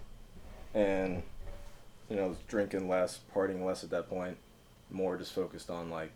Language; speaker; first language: English; native; English